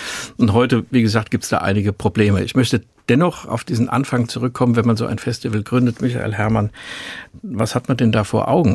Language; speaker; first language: German; native; German